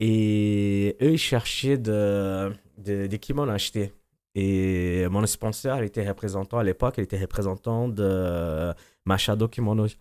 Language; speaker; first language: French; non-native, fluent; Portuguese